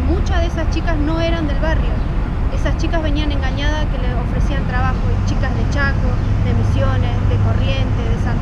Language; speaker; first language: Spanish; native; Spanish